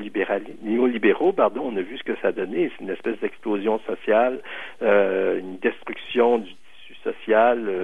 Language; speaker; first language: French; native; French